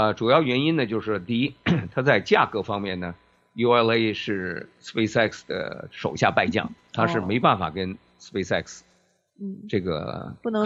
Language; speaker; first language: Chinese; native; Chinese